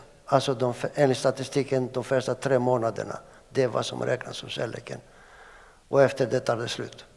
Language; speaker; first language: Swedish; non-native, fluent; Greek